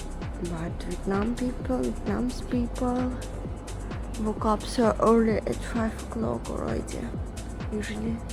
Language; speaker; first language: English; non-native, learner; Russian